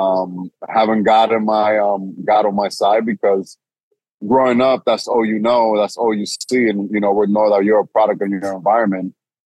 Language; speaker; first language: English; early bilingual, other home language; Spanish